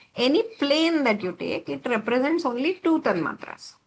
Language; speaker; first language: English; non-native, local second language; Marathi